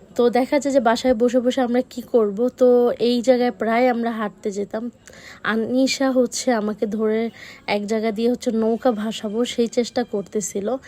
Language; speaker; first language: Bangla; early bilingual, heritage; Bangla